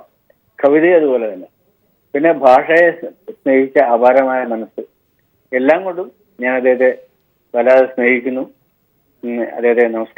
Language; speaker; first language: Malayalam; native; Malayalam